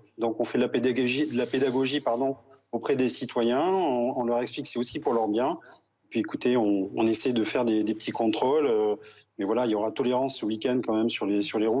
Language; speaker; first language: French; native; French